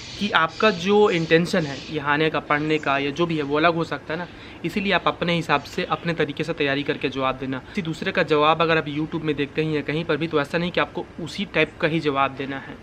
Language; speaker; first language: Hindi; native; Hindi